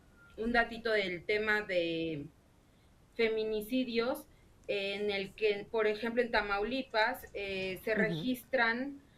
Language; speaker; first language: Spanish; native; Spanish